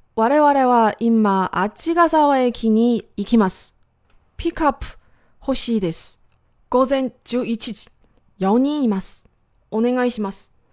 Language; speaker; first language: Japanese; non-native, learner; Chinese